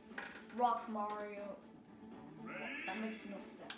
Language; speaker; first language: English; native; English